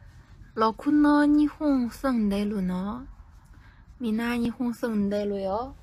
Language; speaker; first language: Japanese; non-native, learner; Chinese